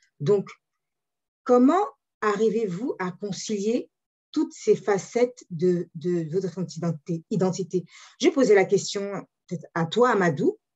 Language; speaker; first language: French; early bilingual, other home language; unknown